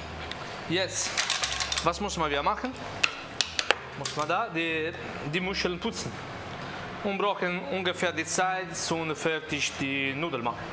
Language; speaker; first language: German; non-native, learner; Italian